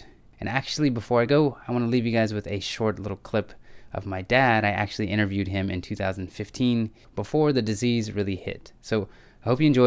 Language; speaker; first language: English; native; English